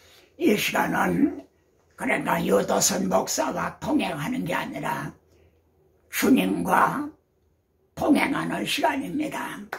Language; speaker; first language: Korean; native; Korean